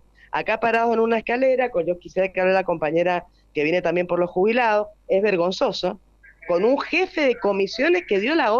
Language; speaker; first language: Spanish; native; Spanish